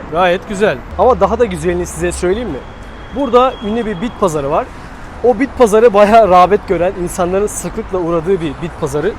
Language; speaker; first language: Turkish; native; Turkish